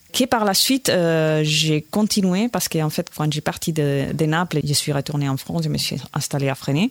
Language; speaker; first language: French; non-native, fluent; Spanish